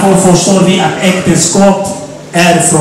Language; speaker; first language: Swedish; non-native, fluent; Lingala